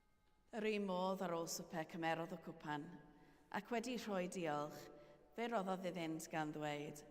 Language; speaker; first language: Welsh; native; Welsh